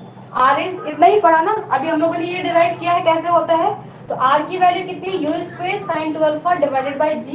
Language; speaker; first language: Hindi; native; Hindi